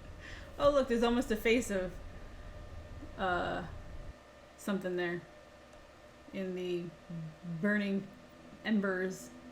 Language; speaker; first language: English; native; English